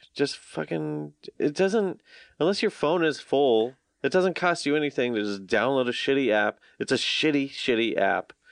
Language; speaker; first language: English; native; English